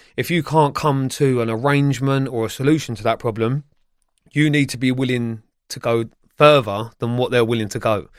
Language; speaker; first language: English; native; English